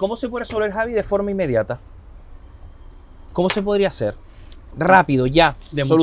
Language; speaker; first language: Spanish; native; Spanish